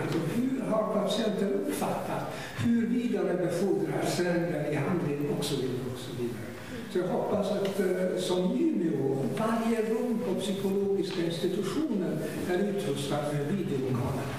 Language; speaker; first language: Swedish; non-native, fluent; German